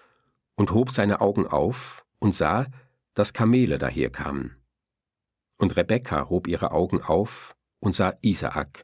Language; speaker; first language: German; native; German